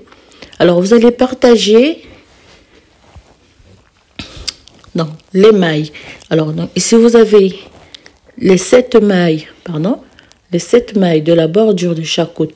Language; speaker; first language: French; native; French